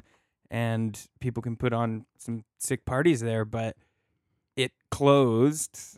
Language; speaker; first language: English; native; English